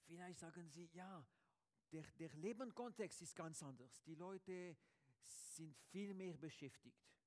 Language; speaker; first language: German; non-native, learner; French